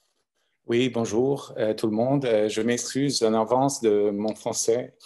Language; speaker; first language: French; non-native, local second language; German